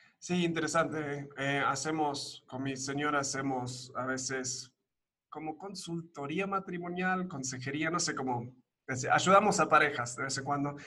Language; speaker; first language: Spanish; early bilingual, other home language; English